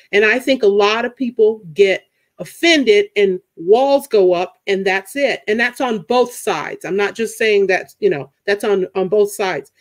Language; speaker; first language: English; native; English